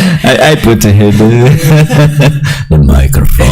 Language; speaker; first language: English; non-native, learner; Portuguese